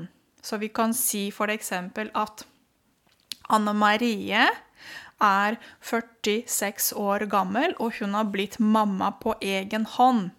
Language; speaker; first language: Norwegian; non-native, fluent; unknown